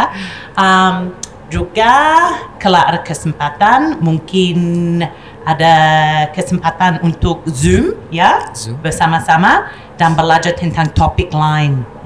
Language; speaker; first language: Indonesian; non-native, fluent; English